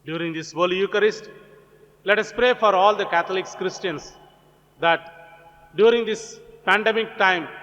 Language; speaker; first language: English; non-native, local second language; Gujarati